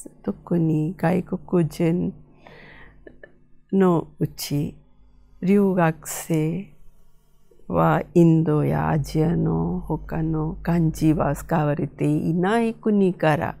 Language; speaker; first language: Japanese; non-native, fluent; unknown